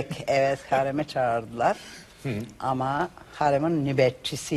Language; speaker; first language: Turkish; non-native, learner; Macedonian